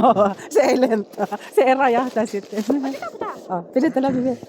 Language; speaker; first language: Finnish; non-native, learner; Filipino